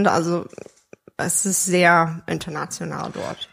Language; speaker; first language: German; non-native, fluent; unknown